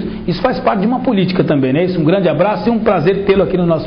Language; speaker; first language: Portuguese; native; Portuguese